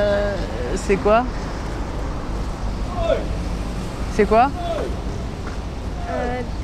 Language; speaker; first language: French; native; French